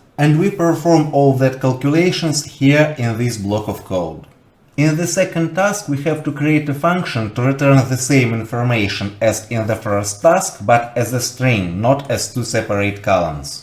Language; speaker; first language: English; non-native, fluent; Russian